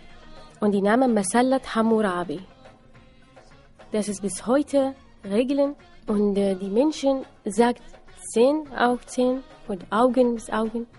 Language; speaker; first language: German; non-native, learner; Assyrian Neo-Aramaic